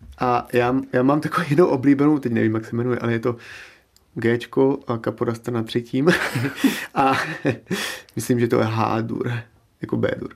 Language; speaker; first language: Czech; native; Czech